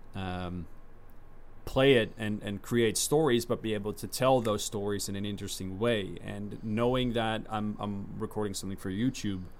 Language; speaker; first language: English; non-native, fluent; Dutch